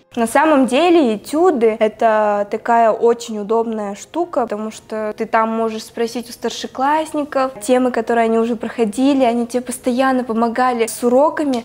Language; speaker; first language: Russian; non-native, local second language; Tuvinian